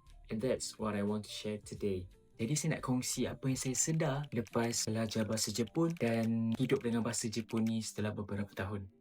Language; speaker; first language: English; non-native, local second language; Malay